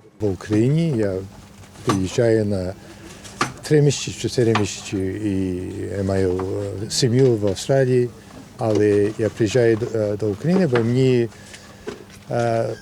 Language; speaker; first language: Ukrainian; early bilingual, heritage; Ukrainian